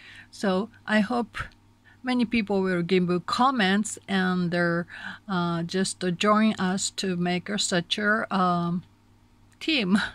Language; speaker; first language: English; non-native, learner; Japanese